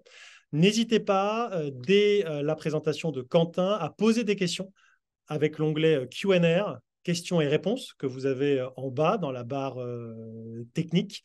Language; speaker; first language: French; native; French